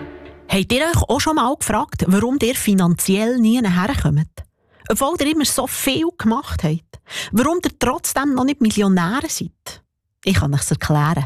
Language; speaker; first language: German; native; German